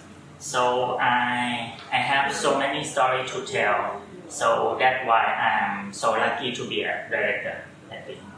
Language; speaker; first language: English; non-native, learner; Thai